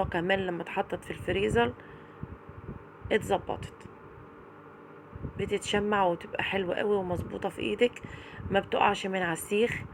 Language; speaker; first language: Arabic; native; Arabic